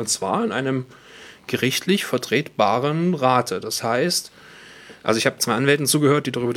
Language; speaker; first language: German; native; German